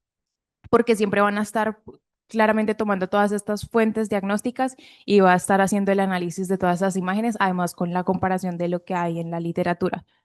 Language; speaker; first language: Spanish; native; Spanish